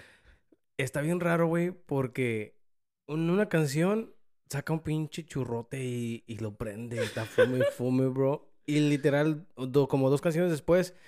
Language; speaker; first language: Spanish; early bilingual, heritage; Spanish